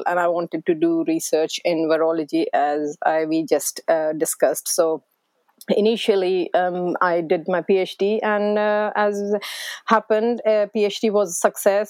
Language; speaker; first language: English; non-native, local second language; Hindi